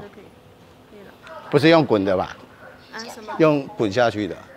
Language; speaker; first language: Chinese; native; Chinese